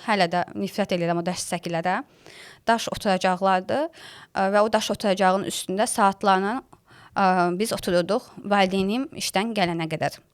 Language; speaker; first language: Azerbaijani; native; Azerbaijani